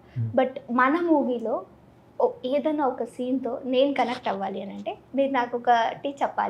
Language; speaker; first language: Telugu; native; Telugu